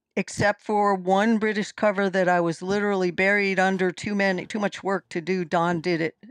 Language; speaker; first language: English; native; English